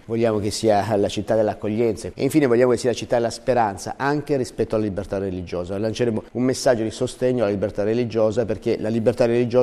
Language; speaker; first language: Italian; native; Italian